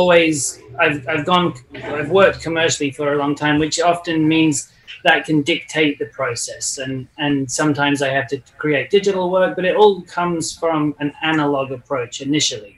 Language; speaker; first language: English; native; English